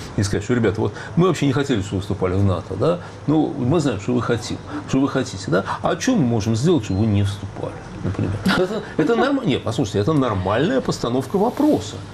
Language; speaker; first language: Russian; native; Russian